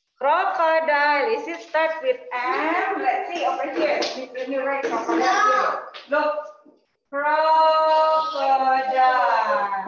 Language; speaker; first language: English; non-native, learner; Indonesian